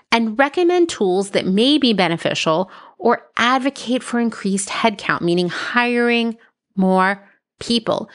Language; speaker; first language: English; native; English